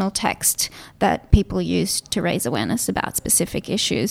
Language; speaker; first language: English; non-native, local second language; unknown